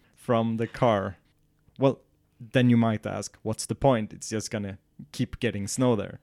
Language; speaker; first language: English; non-native, fluent; Swedish